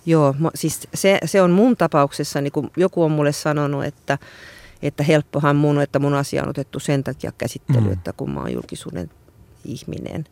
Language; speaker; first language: Finnish; native; Finnish